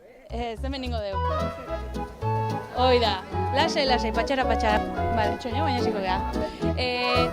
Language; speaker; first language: Basque; native; Basque